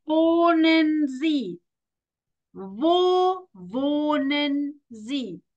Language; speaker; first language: German; non-native, fluent; Spanish